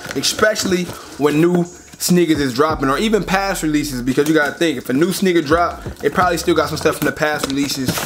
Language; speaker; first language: English; native; English